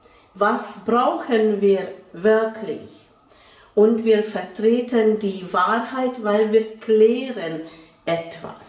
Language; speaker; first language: German; non-native, fluent; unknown